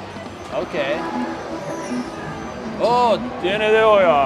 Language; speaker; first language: Spanish; non-native, learner; English